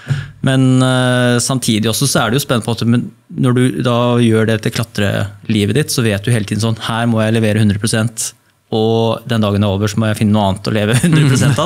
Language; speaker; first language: Norwegian; native; Norwegian